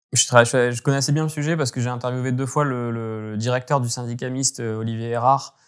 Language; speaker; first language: French; native; French